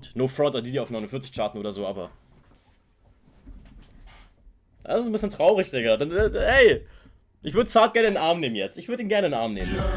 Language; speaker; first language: German; native; German